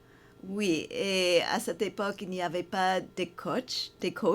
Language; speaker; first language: French; non-native, fluent; English